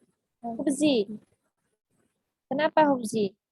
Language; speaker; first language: Indonesian; native; Indonesian